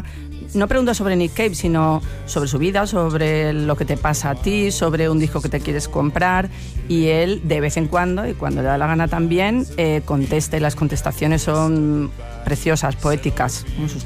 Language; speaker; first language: Spanish; native; Spanish